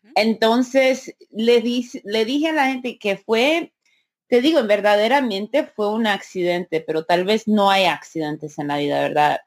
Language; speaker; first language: Spanish; early bilingual, heritage; Spanish